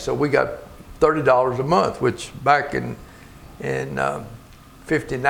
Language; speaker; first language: English; native; English